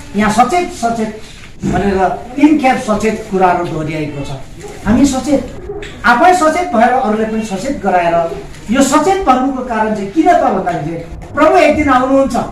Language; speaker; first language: Nepali; non-native, local second language; Limbu